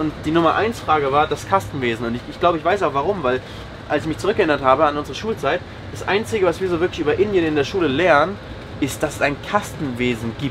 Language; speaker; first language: German; native; German